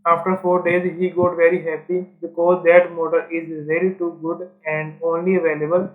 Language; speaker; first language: English; non-native, local second language; Punjabi